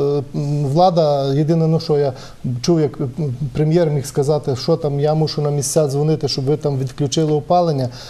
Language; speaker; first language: Ukrainian; native; Ukrainian